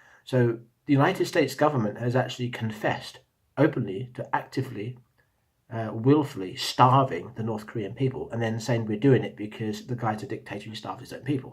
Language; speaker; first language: English; native; English